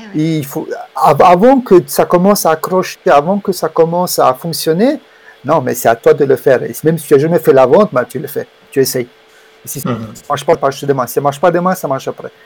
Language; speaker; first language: French; non-native, fluent; Romanian